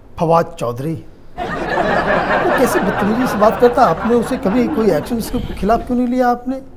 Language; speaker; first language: Hindi; native; Hindi